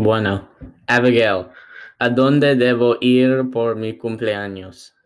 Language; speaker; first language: Spanish; non-native, learner; English